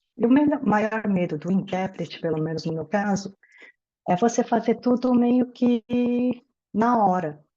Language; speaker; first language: Portuguese; early bilingual, other home language; Korean